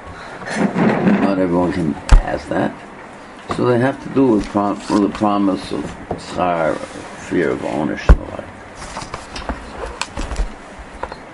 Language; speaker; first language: English; native; English